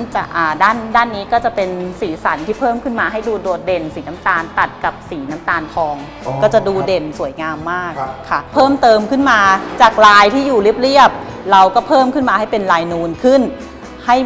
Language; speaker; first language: Thai; native; Thai